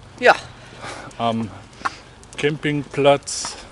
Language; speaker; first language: German; native; German